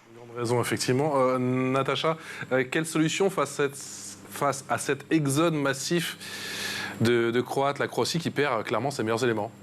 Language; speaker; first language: French; native; French